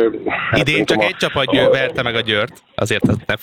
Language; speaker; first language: Hungarian; native; Hungarian